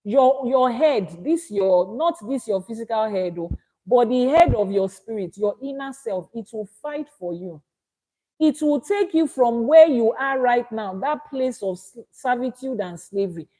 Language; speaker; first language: English; non-native, local second language; Yoruba